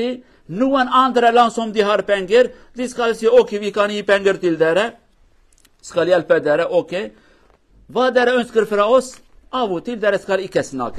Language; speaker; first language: Norwegian; non-native, learner; Kurdish